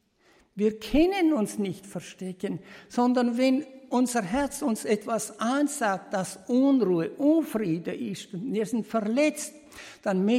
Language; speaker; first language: German; early bilingual, heritage; German